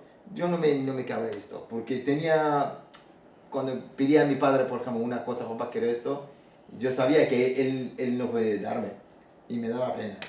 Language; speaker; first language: Spanish; non-native, learner; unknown